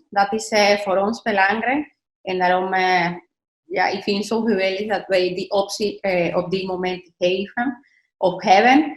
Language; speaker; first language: Dutch; non-native, learner; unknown